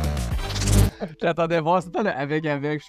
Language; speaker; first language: French; native; French